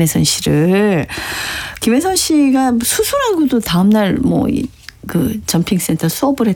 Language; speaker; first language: Korean; native; Korean